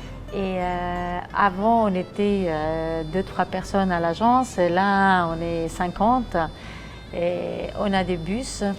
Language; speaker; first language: French; non-native, fluent; Greek